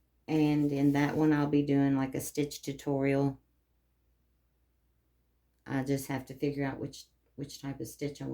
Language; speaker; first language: English; native; English